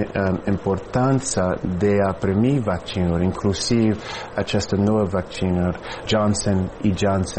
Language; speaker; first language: Romanian; non-native, fluent; English